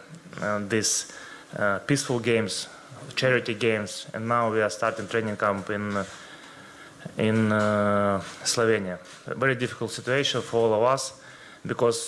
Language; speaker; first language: English; non-native, learner; Ukrainian